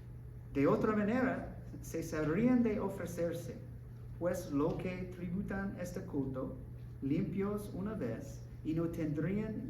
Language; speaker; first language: Spanish; non-native, learner; English